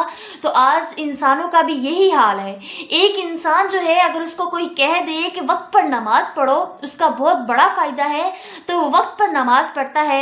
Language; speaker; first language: Urdu; native; Urdu